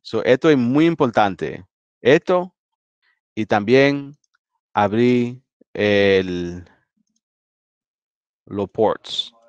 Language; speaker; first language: Spanish; early bilingual, heritage; Spanish